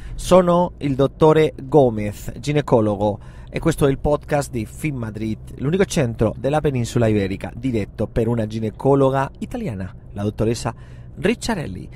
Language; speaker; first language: Italian; non-native, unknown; Spanish